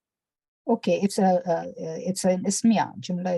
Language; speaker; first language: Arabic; non-native, learner; English